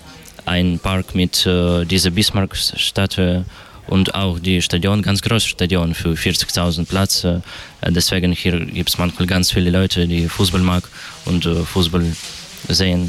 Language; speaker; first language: German; non-native, learner; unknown